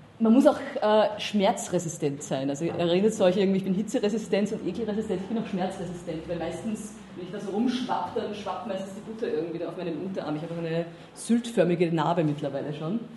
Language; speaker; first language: German; native; German